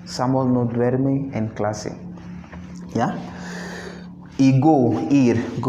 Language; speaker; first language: Spanish; non-native, fluent; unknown